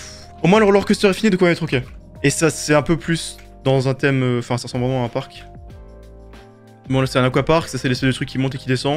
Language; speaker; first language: French; native; French